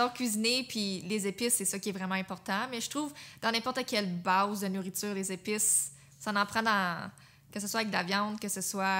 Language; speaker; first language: French; native; French